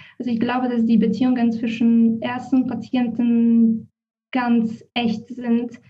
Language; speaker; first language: German; non-native, fluent; Polish